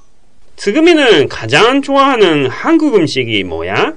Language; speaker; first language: Korean; non-native, fluent; Japanese